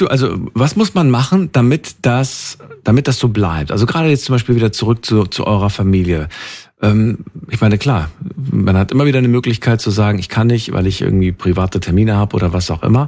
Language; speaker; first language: German; native; German